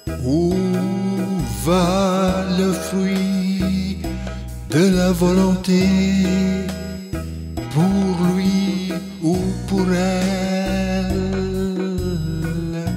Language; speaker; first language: French; non-native, fluent; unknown